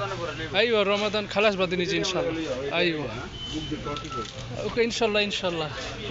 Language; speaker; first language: Arabic; non-native, learner; Bangla